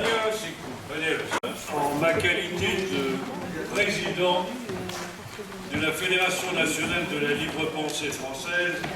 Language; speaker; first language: French; native; French